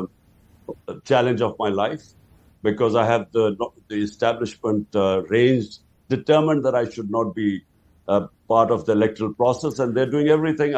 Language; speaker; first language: English; non-native, local second language; Urdu